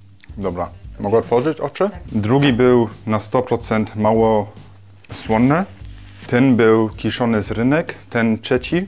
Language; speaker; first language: Polish; non-native, learner; German